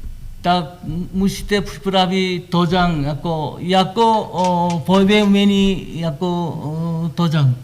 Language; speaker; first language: Czech; non-native, learner; Korean